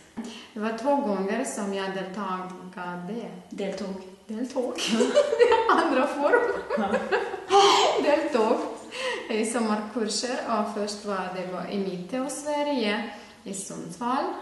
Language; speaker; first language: Swedish; non-native, fluent; Ukrainian